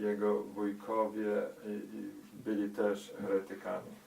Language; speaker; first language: Polish; early bilingual, heritage; Polish